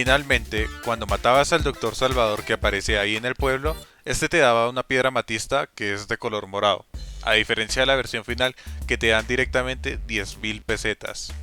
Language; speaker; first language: Spanish; native; Spanish